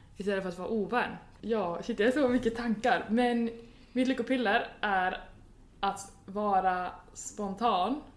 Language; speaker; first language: Swedish; native; Swedish